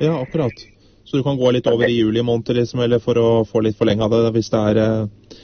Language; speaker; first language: Norwegian; native; Norwegian